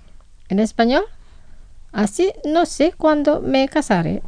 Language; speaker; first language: Spanish; non-native, fluent; Indonesian